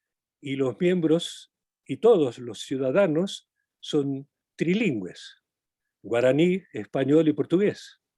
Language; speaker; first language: Spanish; non-native, fluent; English